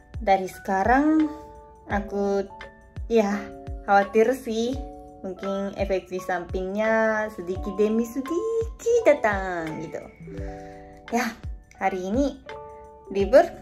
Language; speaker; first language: Indonesian; non-native, learner; Japanese